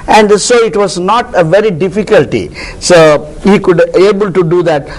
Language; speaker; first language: English; non-native, local second language; Telugu